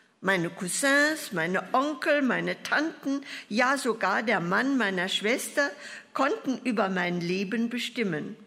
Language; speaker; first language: German; native; German